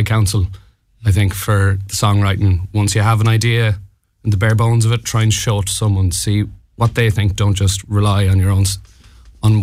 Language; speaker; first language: English; native; English